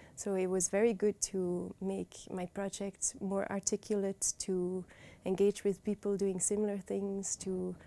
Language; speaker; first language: English; non-native, fluent; Dutch